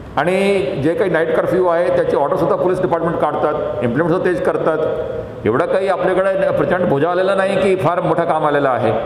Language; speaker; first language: Marathi; non-native, local second language; Punjabi